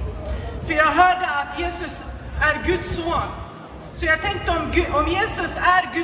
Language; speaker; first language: Swedish; non-native, fluent; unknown